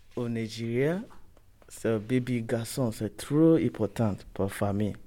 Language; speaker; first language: French; non-native, learner; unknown